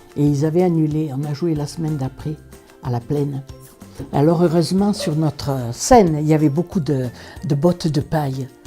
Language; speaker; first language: French; native; French